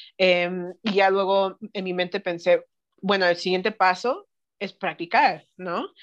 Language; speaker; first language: Spanish; early bilingual, heritage; Spanish